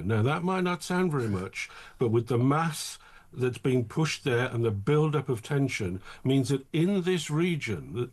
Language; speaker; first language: English; native; English